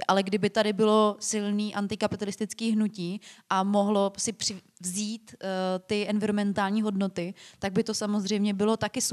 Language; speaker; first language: Czech; native; Czech